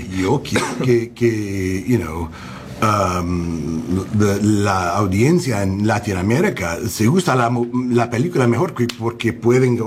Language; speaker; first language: Spanish; non-native, learner; English